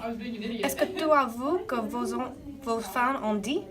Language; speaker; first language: French; non-native, learner; English